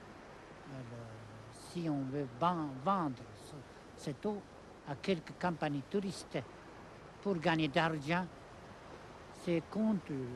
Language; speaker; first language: French; non-native, fluent; Japanese